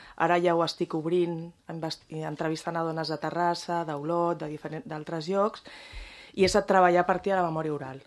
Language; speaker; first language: Catalan; non-native, fluent; Spanish